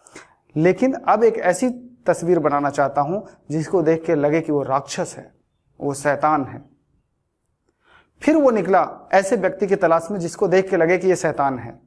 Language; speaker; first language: Hindi; native; Hindi